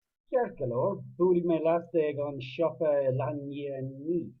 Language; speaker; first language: Irish; non-native, learner; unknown